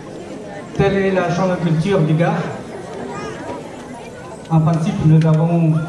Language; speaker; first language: French; early bilingual, other home language; Hmong